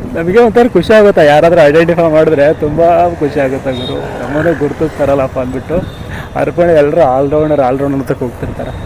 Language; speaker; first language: Kannada; native; Kannada